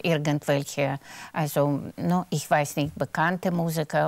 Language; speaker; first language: German; non-native, fluent; Russian